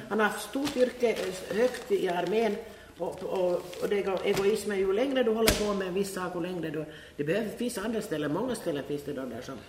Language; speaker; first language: Swedish; native; Swedish